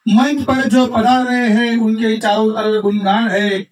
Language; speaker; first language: Hindi; non-native, local second language; Marathi